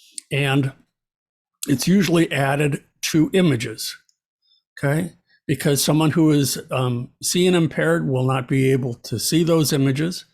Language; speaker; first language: English; native; English